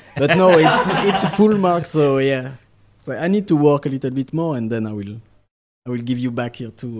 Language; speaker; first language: English; non-native, fluent; French